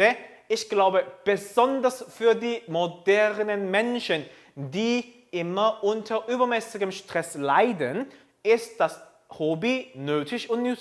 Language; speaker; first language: German; non-native, fluent; Korean